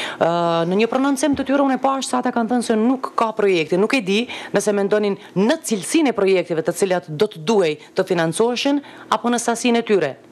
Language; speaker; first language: Albanian; native; Albanian